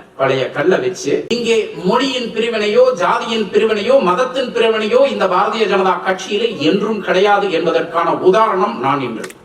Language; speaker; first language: Tamil; non-native, local second language; Telugu